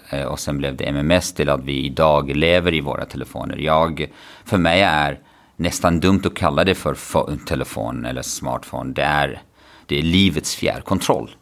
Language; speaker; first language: Swedish; non-native, fluent; Arabic